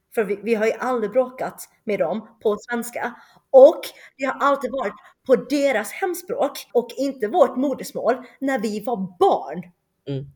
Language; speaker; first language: Swedish; early bilingual, other home language; Chinese